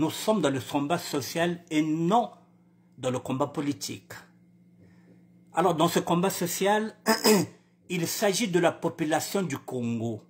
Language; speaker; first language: French; non-native, local second language; Lingala